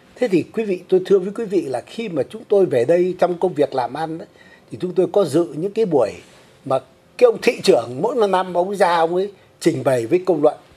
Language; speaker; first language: Vietnamese; native; Vietnamese